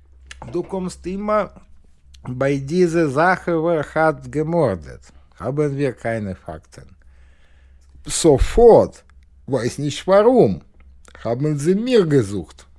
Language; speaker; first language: German; non-native, learner; Russian